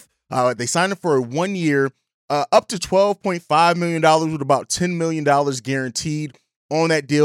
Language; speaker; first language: English; native; English